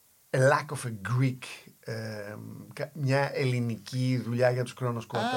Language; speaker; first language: Greek; native; Greek